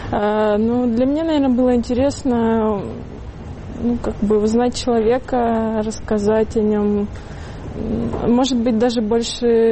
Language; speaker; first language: Russian; native; Russian